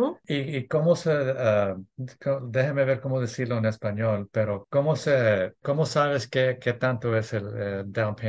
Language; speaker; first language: Spanish; early bilingual, heritage; English